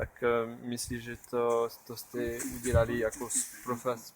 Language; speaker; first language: Czech; non-native, learner; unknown